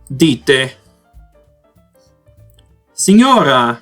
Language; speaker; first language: Italian; non-native, learner; Portuguese